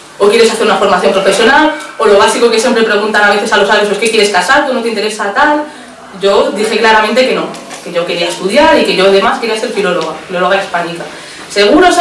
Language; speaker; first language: Spanish; early bilingual, other home language; Arabic